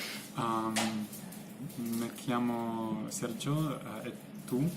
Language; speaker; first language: Italian; non-native, learner; Russian